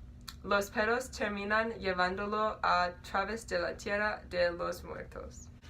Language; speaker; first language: Spanish; non-native, learner; English